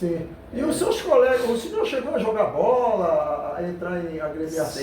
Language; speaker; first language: Portuguese; native; Portuguese